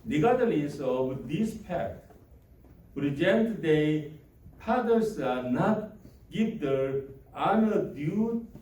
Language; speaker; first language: English; non-native, learner; Korean